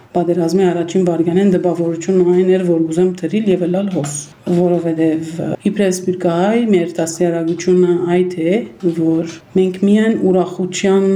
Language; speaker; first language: Armenian; early bilingual, heritage; Armenian